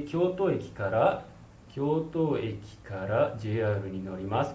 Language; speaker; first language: Japanese; non-native, learner; Malay